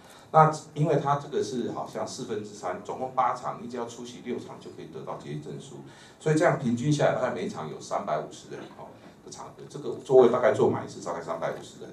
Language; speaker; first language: Chinese; native; Chinese